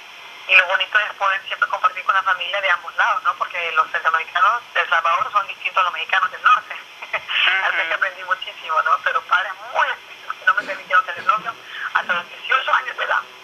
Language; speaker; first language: Spanish; early bilingual, other home language; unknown